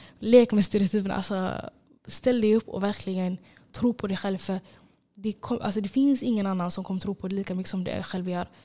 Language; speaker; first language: Swedish; early bilingual, other home language; Somali